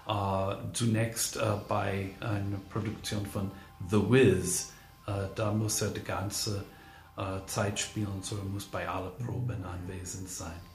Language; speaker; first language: German; non-native, fluent; English